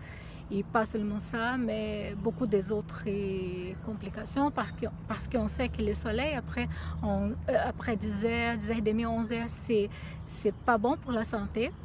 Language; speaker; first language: French; non-native, fluent; Portuguese